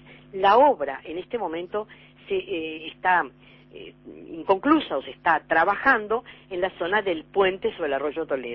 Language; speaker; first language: Spanish; native; Spanish